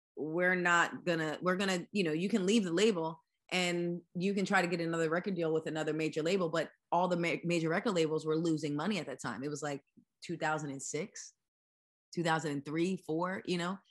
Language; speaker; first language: English; native; English